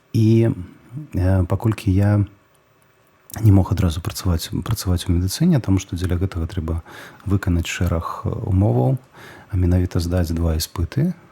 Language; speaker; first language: Belarusian; non-native, local second language; Russian